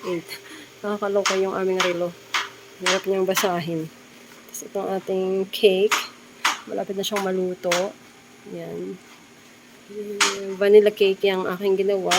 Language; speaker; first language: Filipino; native; Filipino